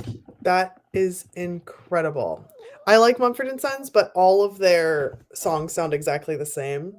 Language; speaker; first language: English; native; English